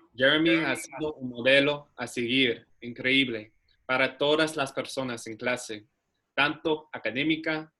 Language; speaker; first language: Spanish; non-native, learner; English